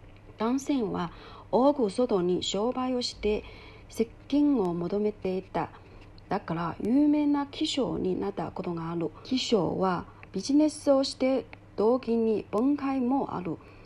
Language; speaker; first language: Japanese; non-native, learner; Chinese